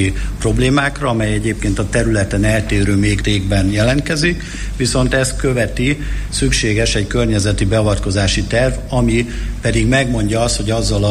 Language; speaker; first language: Hungarian; native; Hungarian